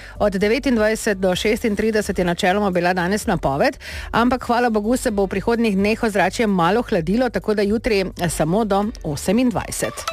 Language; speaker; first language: Slovenian; native; Slovenian